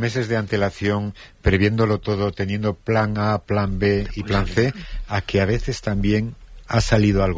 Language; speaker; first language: Spanish; native; Spanish